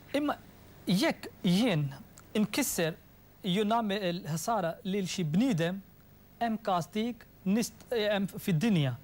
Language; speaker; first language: Maltese; non-native, fluent; Urdu